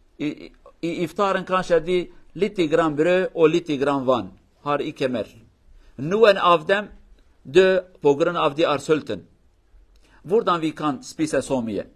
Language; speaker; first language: Norwegian; non-native, learner; Kurdish